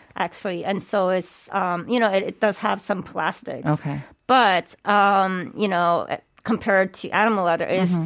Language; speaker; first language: English; native; English